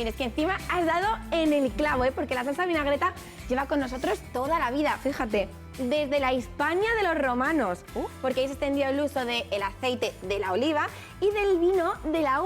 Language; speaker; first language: Spanish; native; Spanish